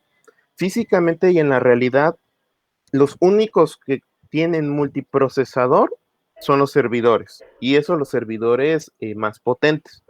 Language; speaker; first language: Spanish; native; Spanish